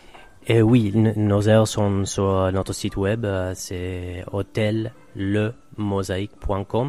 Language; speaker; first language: French; non-native, fluent; Spanish